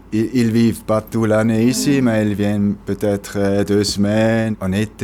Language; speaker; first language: French; non-native, local second language; German